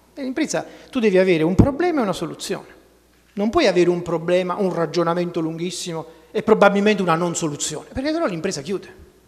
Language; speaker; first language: Italian; native; Italian